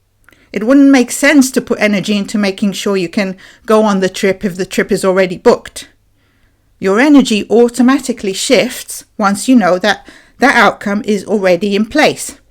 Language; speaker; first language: English; native; English